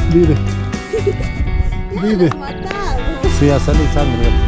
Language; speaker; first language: Spanish; native; Spanish